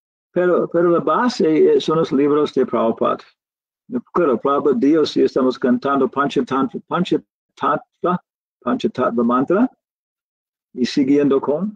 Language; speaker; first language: Spanish; non-native, learner; English